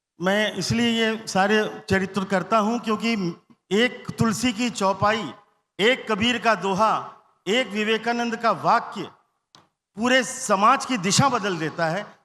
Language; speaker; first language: Hindi; non-native, local second language; Bangla